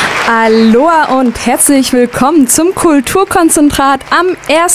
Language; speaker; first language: German; native; German